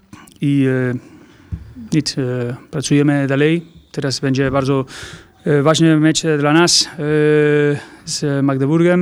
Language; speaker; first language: Polish; non-native, learner; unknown